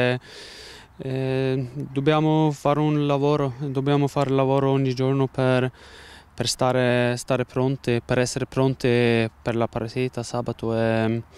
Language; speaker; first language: Italian; non-native, learner; Swedish